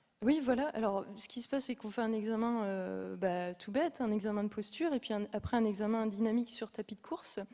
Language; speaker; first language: French; native; French